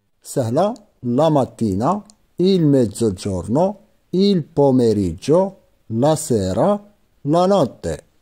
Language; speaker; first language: Italian; non-native, fluent; Arabic